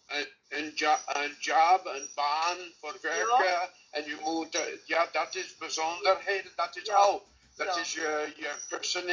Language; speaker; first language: Dutch; non-native, learner; English